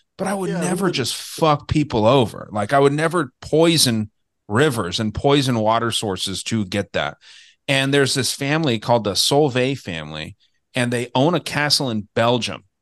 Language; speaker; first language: English; native; English